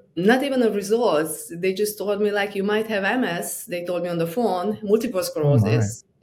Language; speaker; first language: English; non-native, fluent; Romanian